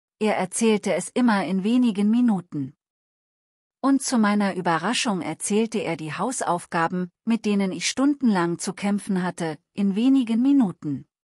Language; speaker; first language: German; non-native, learner; Telugu